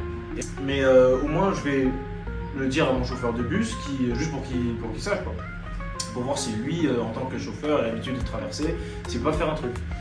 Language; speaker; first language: French; native; French